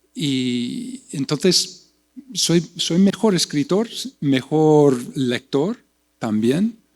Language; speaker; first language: Spanish; non-native, fluent; English